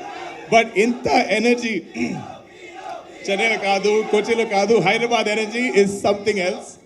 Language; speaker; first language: Telugu; non-native, fluent; Malayalam